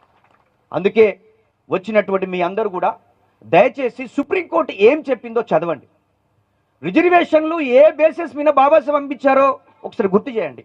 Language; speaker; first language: Telugu; native; Telugu